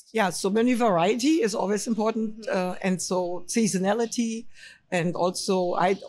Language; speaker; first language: English; non-native, fluent; German